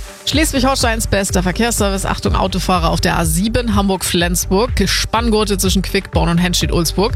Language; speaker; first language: German; native; German